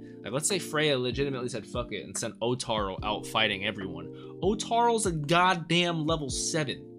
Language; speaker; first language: English; native; English